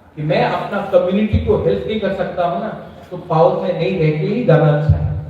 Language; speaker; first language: Hindi; non-native, local second language; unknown